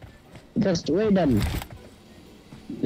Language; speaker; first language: English; non-native, learner; Indonesian